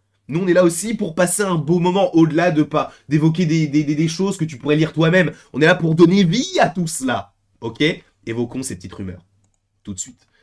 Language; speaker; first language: French; native; French